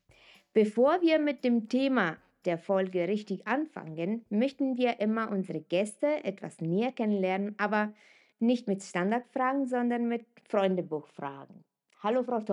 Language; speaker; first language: German; non-native, fluent; Italian